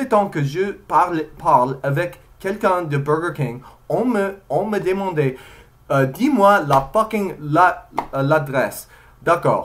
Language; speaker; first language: French; non-native, learner; English